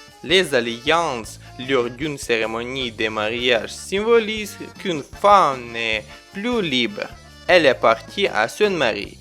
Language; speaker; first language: French; non-native, fluent; Ukrainian